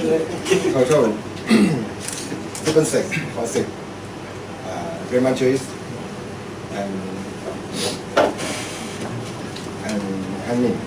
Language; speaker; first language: English; non-native, learner; Thai